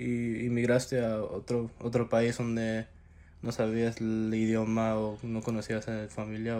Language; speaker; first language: Spanish; early bilingual, heritage; Spanish